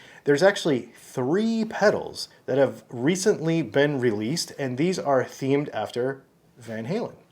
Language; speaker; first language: English; native; English